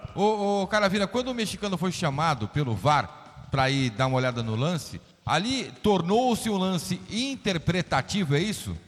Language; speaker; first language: Portuguese; native; Portuguese